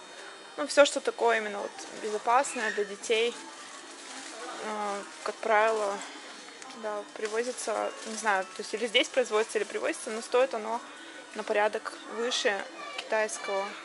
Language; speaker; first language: Russian; native; Russian